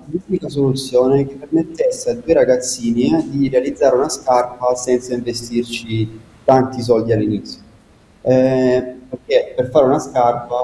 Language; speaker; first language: Italian; native; Italian